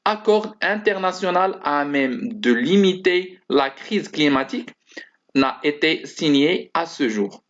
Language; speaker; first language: French; non-native, local second language; Arabic